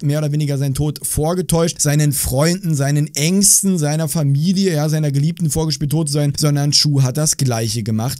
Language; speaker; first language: German; native; German